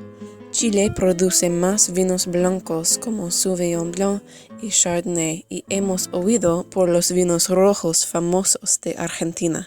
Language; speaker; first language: Spanish; non-native, learner; English